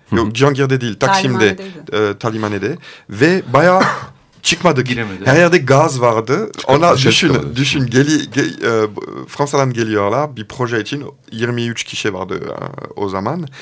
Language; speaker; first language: Turkish; non-native, fluent; French